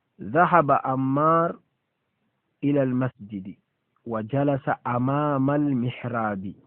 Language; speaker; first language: Arabic; non-native, fluent; Fula